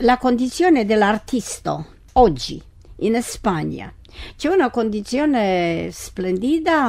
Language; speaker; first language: Italian; non-native, learner; Romanian